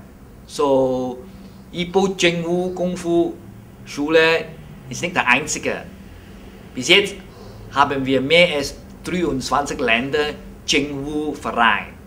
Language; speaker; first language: German; non-native, learner; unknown